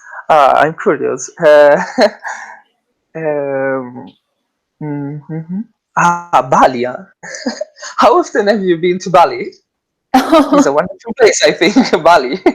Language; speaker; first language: English; non-native, learner; Italian